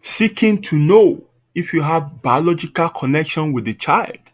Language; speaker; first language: English; non-native, local second language; Yoruba